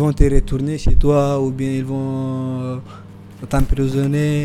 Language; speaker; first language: French; non-native, fluent; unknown